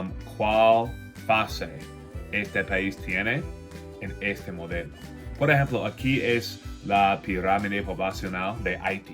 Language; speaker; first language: Spanish; non-native, fluent; English